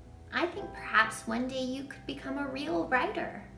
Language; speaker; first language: English; native; English